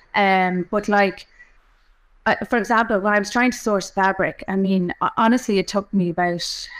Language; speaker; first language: English; native; English